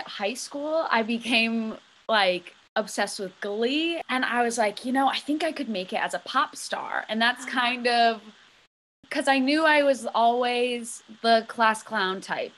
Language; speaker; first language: English; native; English